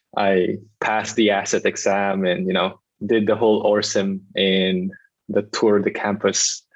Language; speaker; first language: English; non-native, local second language; Filipino